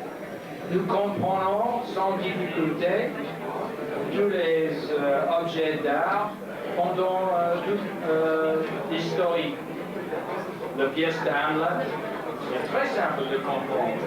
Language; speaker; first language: French; non-native, learner; English